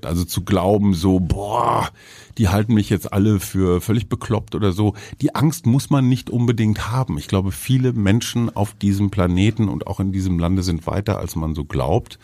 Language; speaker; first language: German; native; German